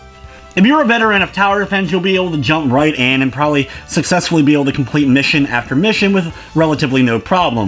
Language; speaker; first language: English; native; English